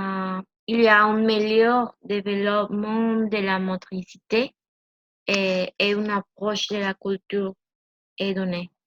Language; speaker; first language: French; non-native, learner; Spanish